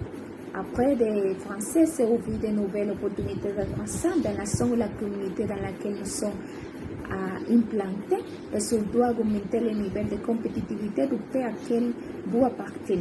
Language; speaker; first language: French; non-native, learner; Spanish